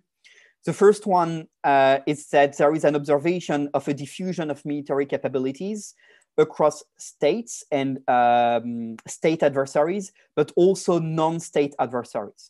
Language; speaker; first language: English; non-native, fluent; French